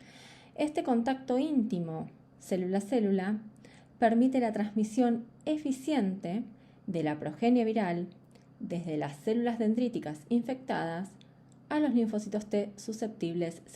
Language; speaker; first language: Spanish; native; Spanish